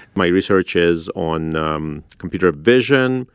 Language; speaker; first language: English; non-native, fluent; Russian